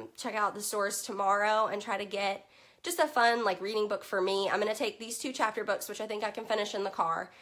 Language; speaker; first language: English; native; English